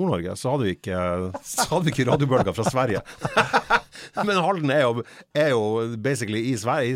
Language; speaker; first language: Norwegian; native; Norwegian